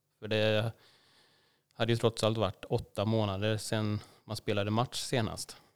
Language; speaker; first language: Swedish; native; Swedish